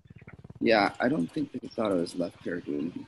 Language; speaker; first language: English; native; English